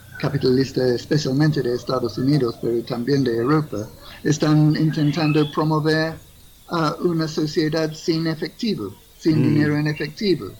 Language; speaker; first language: Spanish; non-native, fluent; English